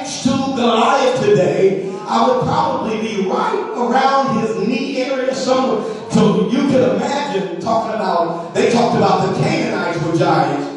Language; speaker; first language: English; native; English